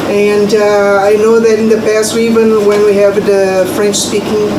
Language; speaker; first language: English; non-native, fluent; Portuguese